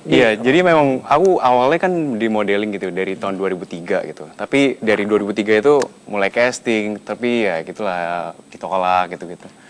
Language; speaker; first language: Indonesian; native; Indonesian